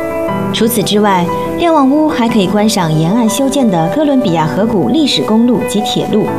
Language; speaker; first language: Chinese; native; Chinese